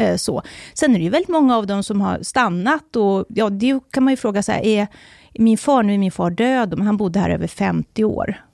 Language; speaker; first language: Swedish; native; Swedish